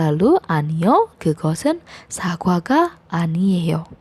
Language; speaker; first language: Korean; non-native, fluent; Indonesian